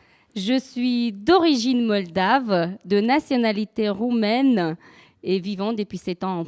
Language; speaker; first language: French; non-native, fluent; Romanian